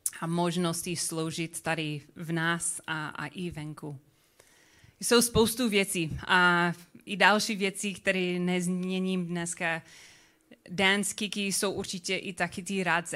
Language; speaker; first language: Czech; non-native, learner; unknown